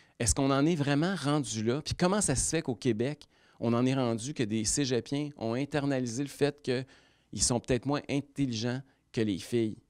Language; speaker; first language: French; native; French